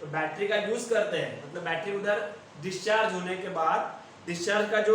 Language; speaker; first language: Hindi; non-native, local second language; Marathi